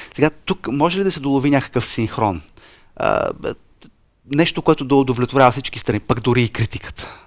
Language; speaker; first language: Bulgarian; native; Bulgarian